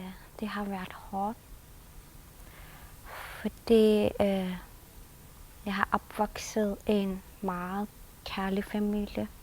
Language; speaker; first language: Danish; non-native, local second language; Kalaallisut